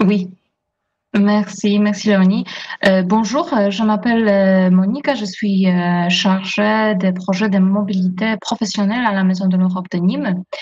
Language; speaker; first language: French; non-native, fluent; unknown